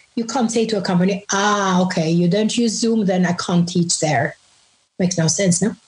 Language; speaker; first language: English; non-native, fluent; Albanian